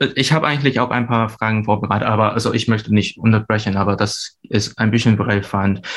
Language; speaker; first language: German; non-native, fluent; Cantonese